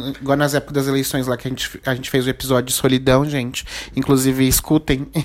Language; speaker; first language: Portuguese; native; Portuguese